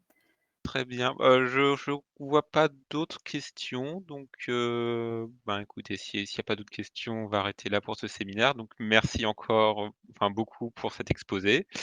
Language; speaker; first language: French; native; French